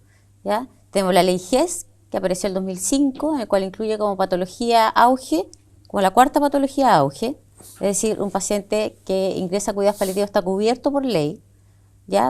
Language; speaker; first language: Spanish; native; Spanish